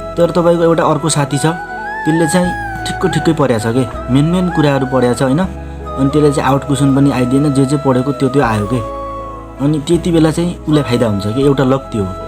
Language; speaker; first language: Nepali; native; Nepali